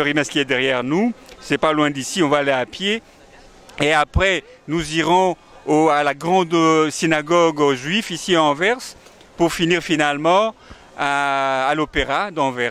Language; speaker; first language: French; native; French